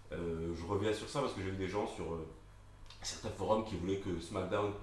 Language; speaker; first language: French; native; French